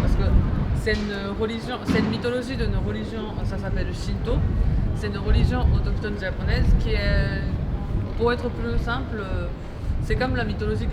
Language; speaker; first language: French; non-native, fluent; Japanese